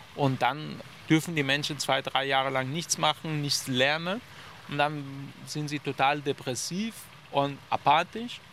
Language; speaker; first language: German; non-native, fluent; Persian